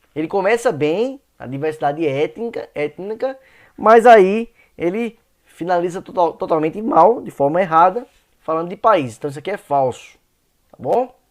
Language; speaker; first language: Portuguese; native; Portuguese